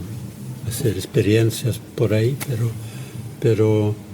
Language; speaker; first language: Spanish; non-native, fluent; Norwegian